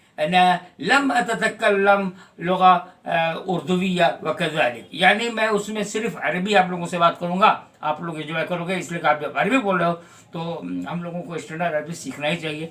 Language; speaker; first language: Urdu; native; Urdu